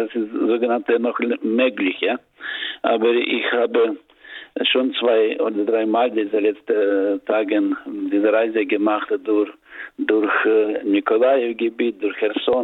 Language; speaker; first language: German; non-native, learner; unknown